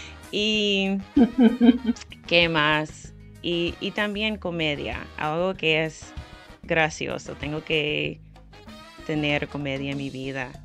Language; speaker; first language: Spanish; non-native, fluent; English